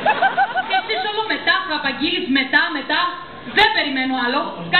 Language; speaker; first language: Greek; native; Greek